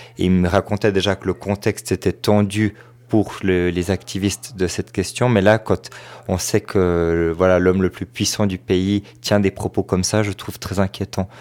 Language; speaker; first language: French; native; French